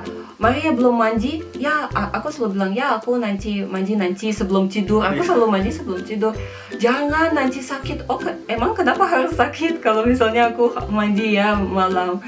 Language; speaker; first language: Indonesian; non-native, fluent; Russian